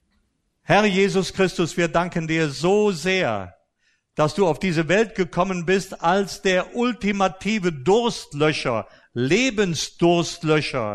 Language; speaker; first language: German; native; German